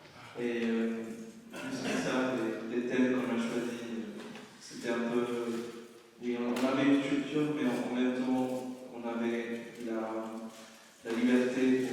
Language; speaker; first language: French; non-native, fluent; English